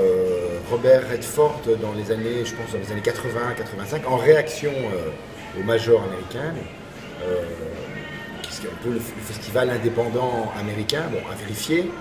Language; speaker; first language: French; native; French